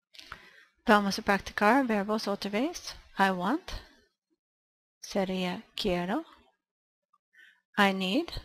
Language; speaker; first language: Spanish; non-native, learner; English